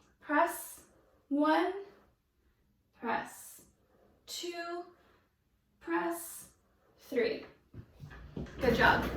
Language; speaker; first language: English; native; English